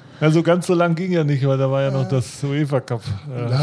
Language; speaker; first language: German; native; German